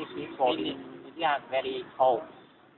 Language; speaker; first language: English; non-native, learner; Vietnamese